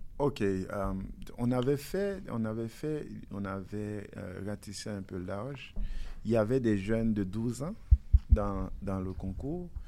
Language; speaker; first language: French; non-native, local second language; Haitian Creole